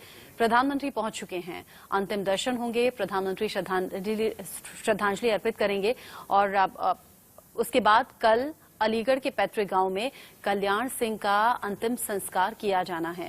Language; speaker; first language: Hindi; native; Hindi